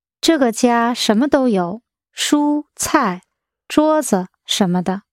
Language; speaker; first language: Chinese; non-native, learner; English